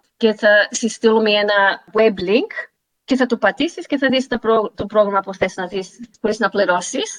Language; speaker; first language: Greek; early bilingual, heritage; Greek